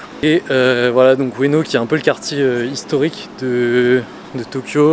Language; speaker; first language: French; native; French